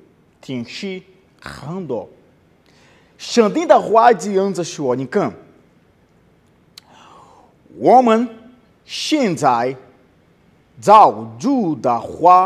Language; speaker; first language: Chinese; non-native, learner; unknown